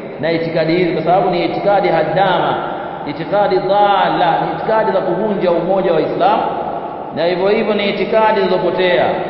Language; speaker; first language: Swahili; native; Swahili